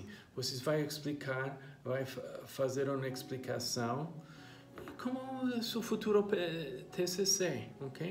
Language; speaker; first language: Portuguese; non-native, fluent; English